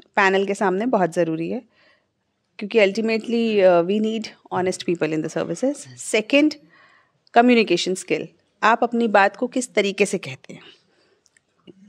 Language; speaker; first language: Hindi; native; Hindi